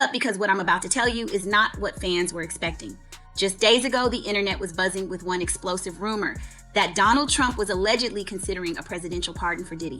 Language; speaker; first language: English; native; English